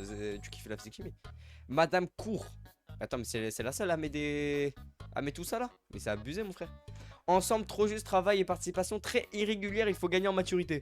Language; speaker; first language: French; native; French